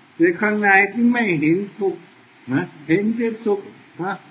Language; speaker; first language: Thai; non-native, fluent; German